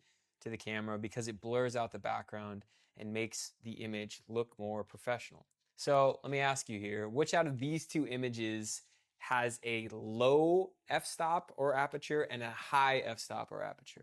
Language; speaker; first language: English; native; English